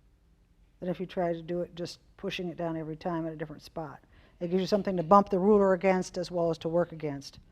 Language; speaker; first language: English; native; English